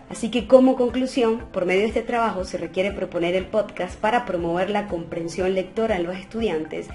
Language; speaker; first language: Spanish; native; Spanish